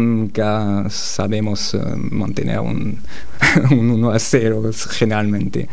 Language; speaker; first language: Spanish; non-native, fluent; French